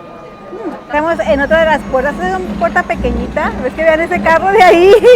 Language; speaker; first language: Spanish; native; Spanish